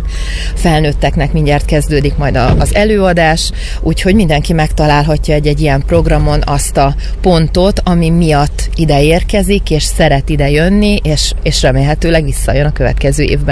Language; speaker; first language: Hungarian; native; Hungarian